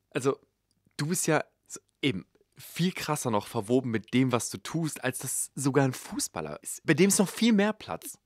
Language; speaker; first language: German; native; German